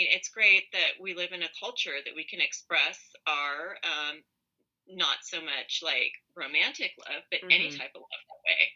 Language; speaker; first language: English; native; English